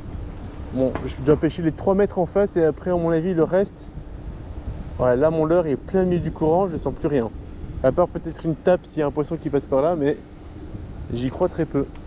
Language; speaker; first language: French; native; French